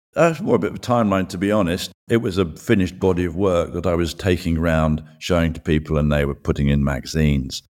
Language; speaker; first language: English; native; English